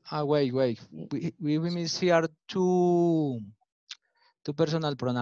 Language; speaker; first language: English; non-native, learner; Spanish